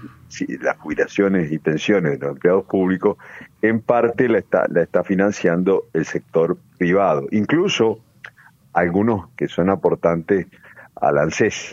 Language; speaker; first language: Spanish; native; Spanish